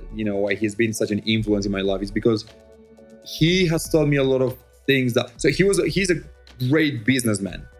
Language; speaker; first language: English; non-native, fluent; Spanish